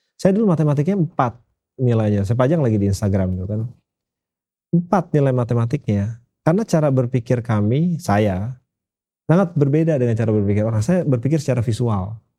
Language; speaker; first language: Indonesian; native; Indonesian